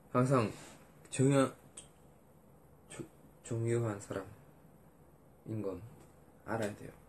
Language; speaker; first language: Korean; non-native, learner; Indonesian